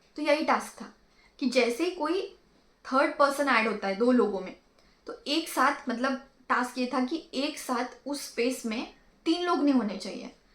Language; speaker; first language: Hindi; non-native, local second language; Marathi